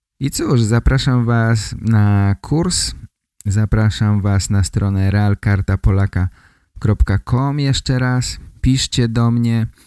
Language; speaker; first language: Polish; native; Polish